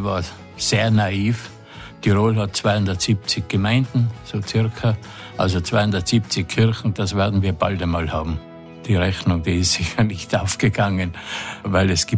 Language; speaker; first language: German; native; German